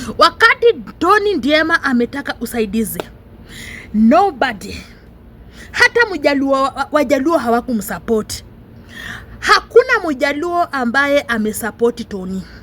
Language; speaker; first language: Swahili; non-native, local second language; Luyia